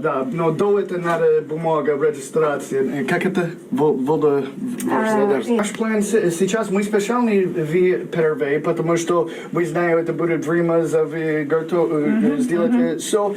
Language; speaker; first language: Russian; non-native, learner; English